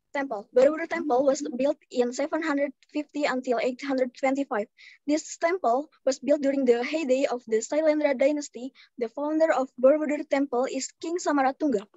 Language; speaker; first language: English; non-native, fluent; Indonesian